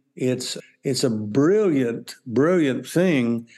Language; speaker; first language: English; native; English